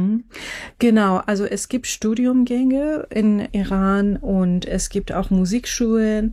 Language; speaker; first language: German; non-native, fluent; Persian